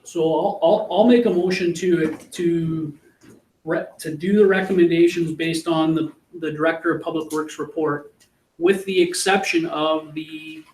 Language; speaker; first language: English; native; English